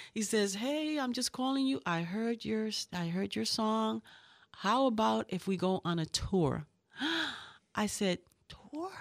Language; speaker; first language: English; early bilingual, other home language; Spanish